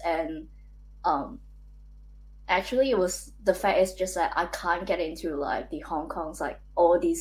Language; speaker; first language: English; non-native, local second language; Cantonese